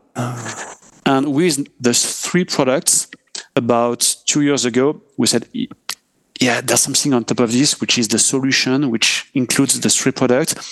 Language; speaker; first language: English; non-native, fluent; French